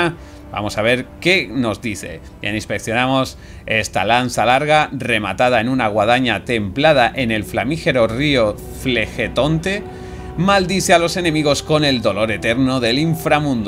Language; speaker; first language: Spanish; native; Spanish